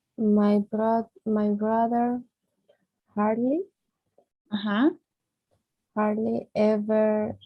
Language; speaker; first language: English; non-native, learner; Portuguese